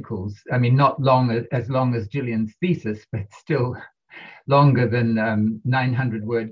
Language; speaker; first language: English; native; English